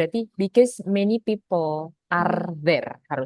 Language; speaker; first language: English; non-native, fluent; Indonesian